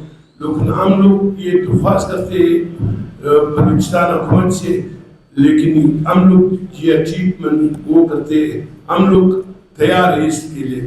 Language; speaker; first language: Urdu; non-native, local second language; Pashto